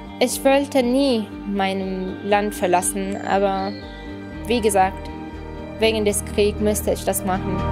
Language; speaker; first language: German; non-native, learner; Arabic